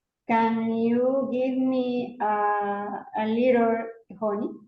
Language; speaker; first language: English; non-native, learner; Spanish